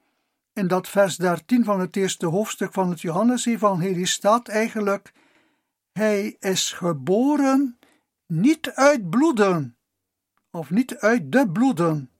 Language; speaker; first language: Dutch; native; Dutch